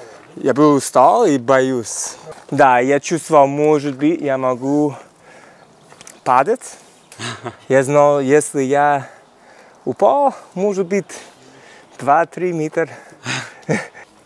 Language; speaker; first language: Russian; non-native, learner; English